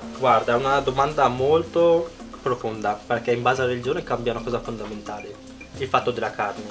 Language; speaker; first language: Italian; non-native, fluent; Punjabi